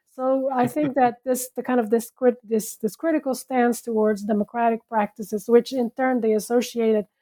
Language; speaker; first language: English; non-native, fluent; Portuguese